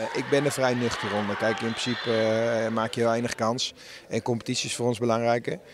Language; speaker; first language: Dutch; native; Dutch